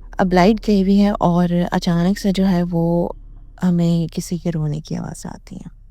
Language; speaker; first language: Urdu; native; Urdu